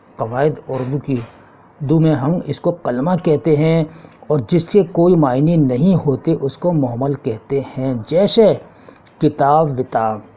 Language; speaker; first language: Urdu; native; Urdu